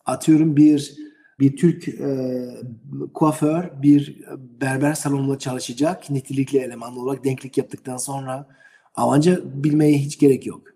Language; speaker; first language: Turkish; non-native, learner; German